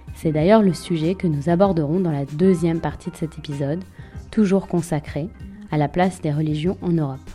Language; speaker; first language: French; native; French